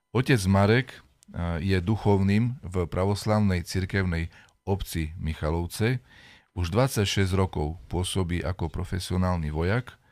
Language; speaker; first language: Slovak; native; Slovak